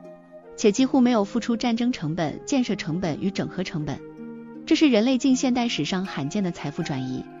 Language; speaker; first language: Chinese; native; Chinese